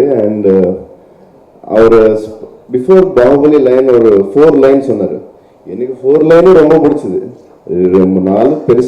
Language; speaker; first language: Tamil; non-native, learner; Telugu